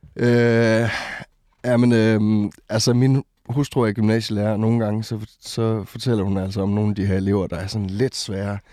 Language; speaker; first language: Danish; native; Danish